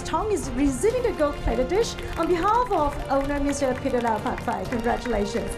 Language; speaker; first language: English; non-native, local second language; Cantonese